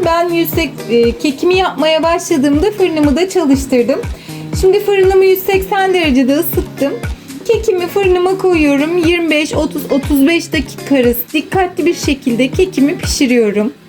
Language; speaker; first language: Turkish; native; Turkish